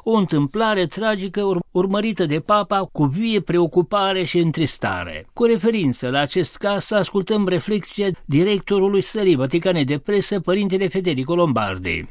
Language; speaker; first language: Romanian; native; Romanian